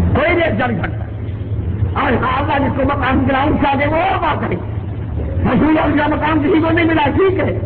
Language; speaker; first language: Urdu; non-native, local second language; Sindhi